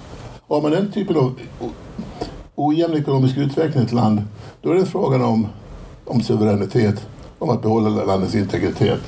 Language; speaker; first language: Swedish; native; Swedish